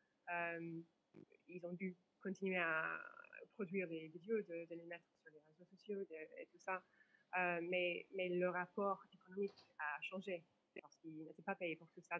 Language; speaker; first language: French; non-native, fluent; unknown